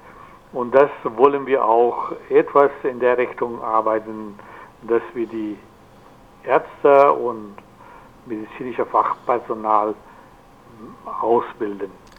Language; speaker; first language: German; non-native, fluent; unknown